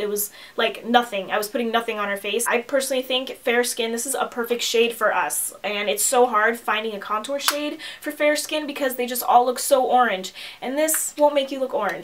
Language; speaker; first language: English; native; English